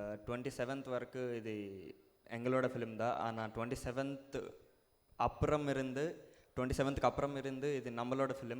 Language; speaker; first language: Tamil; non-native, learner; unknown